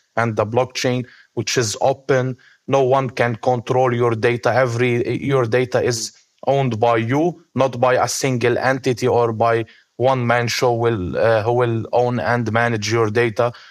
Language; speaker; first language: English; non-native, fluent; Arabic